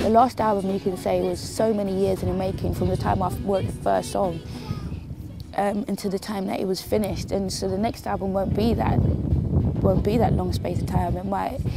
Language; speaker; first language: English; native; English